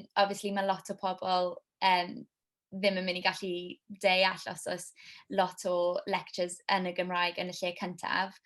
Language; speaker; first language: Welsh; non-native, local second language; English